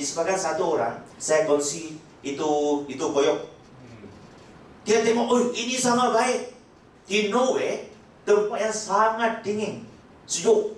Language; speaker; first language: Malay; non-native, local second language; Chinese